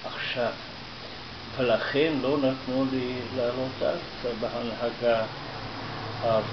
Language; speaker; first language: Hebrew; non-native, fluent; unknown